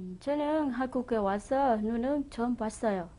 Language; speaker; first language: Korean; non-native, learner; Vietnamese